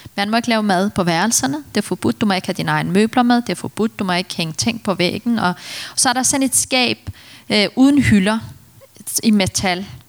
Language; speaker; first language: Danish; early bilingual, other home language; Turkish